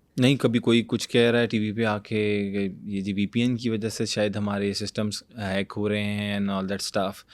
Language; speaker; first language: Urdu; native; Urdu